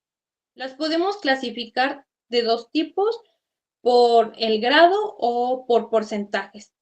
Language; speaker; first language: Spanish; native; Spanish